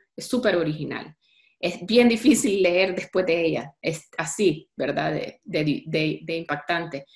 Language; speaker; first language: Spanish; early bilingual, heritage; Spanish